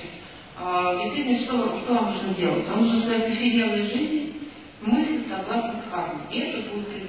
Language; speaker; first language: Russian; native; Russian